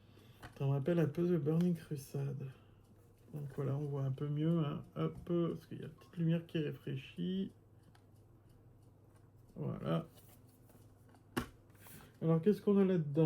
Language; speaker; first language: French; native; French